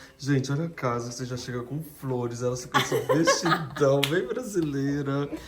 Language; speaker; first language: Portuguese; native; Portuguese